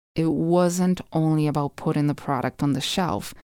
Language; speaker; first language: English; non-native, fluent; Spanish